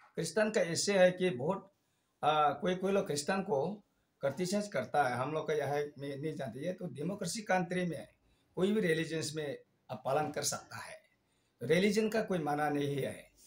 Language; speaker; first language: Hindi; non-native, local second language; Nyishi